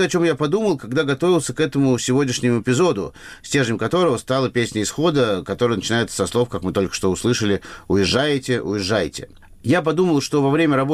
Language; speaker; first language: Russian; native; Russian